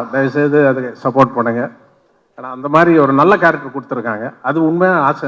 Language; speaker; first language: Tamil; non-native, local second language; Telugu